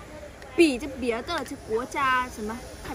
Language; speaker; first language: Chinese; non-native, learner; Vietnamese